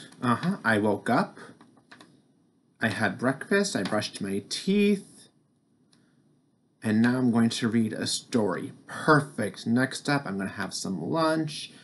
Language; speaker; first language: English; native; English